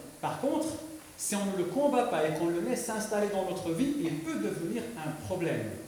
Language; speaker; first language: French; non-native, local second language; Arabic